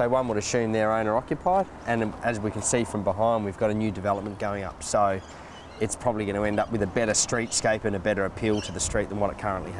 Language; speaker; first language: English; native; English